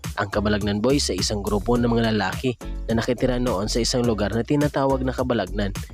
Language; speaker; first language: Filipino; non-native, local second language; Cebuano